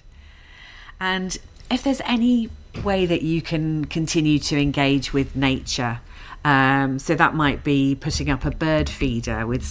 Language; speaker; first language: English; native; English